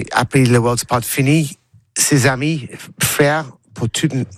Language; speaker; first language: French; non-native, learner; English